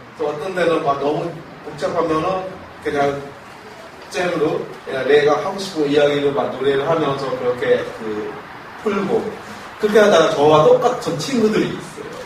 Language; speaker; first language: Korean; non-native, fluent; Burmese